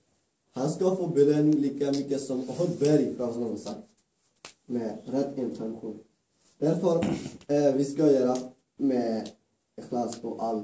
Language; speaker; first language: Swedish; non-native, fluent; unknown